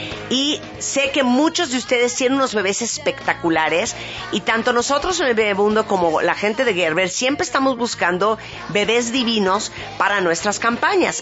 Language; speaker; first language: Spanish; native; Spanish